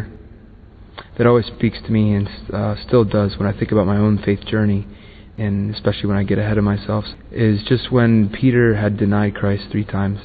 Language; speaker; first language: English; native; English